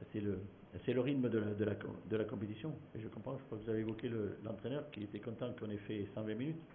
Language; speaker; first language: French; native; French